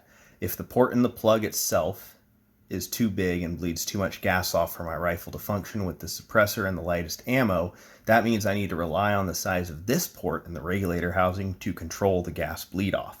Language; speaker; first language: English; native; English